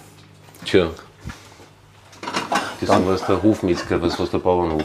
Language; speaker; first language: German; native; German